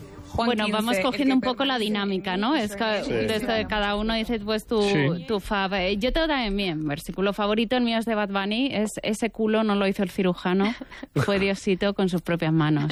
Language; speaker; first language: Spanish; native; Spanish